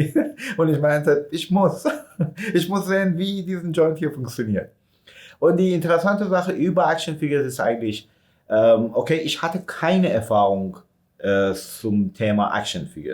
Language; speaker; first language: German; non-native, fluent; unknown